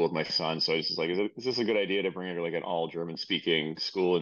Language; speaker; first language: English; native; English